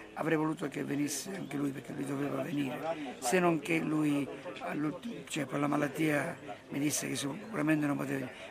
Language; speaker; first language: Italian; native; Italian